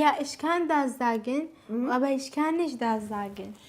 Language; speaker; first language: German; non-native, learner; Kurdish